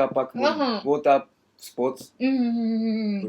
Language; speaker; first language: Indonesian; non-native, learner; Japanese